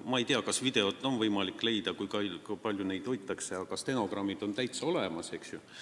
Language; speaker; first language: Estonian; non-native, local second language; Russian